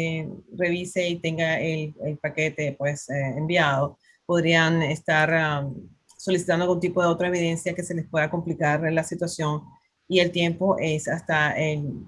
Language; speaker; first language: Spanish; native; Spanish